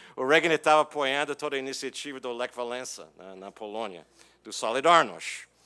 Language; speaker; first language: Portuguese; non-native, fluent; English